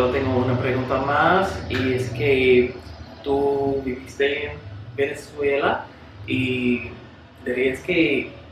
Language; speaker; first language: Spanish; non-native, learner; English